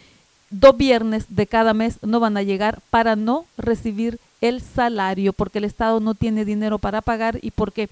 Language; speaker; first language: Spanish; native; Spanish